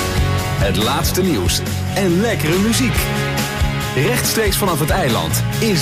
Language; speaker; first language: Dutch; native; Dutch